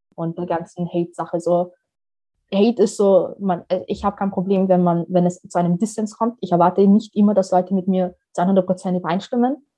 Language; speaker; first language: German; early bilingual, other home language; Somali